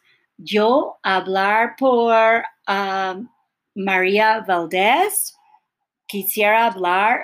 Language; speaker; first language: Spanish; non-native, learner; English